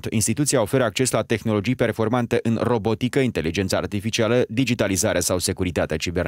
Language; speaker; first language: Romanian; native; Romanian